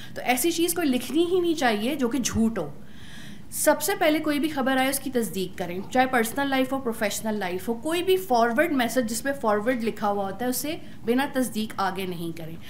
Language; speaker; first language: Urdu; native; Urdu